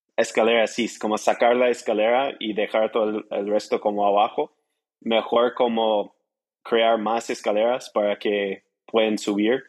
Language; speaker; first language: Spanish; non-native, fluent; English